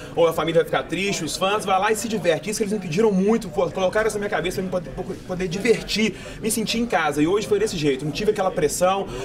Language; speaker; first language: Portuguese; native; Portuguese